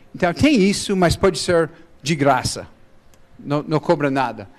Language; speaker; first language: Portuguese; non-native, fluent; English